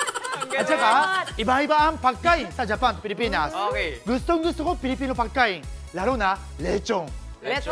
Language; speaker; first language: Filipino; non-native, fluent; Japanese